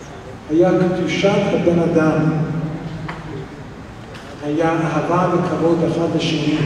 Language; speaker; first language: Hebrew; non-native, fluent; English